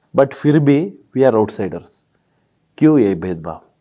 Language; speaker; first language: Hindi; non-native, local second language; Marwari